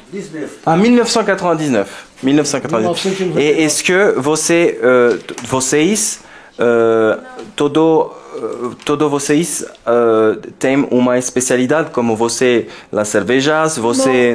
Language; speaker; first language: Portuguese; non-native, learner; French